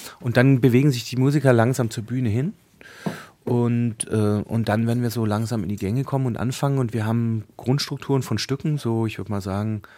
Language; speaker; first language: German; native; German